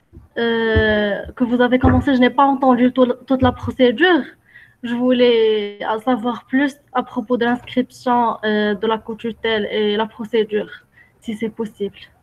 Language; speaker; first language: French; non-native, local second language; Arabic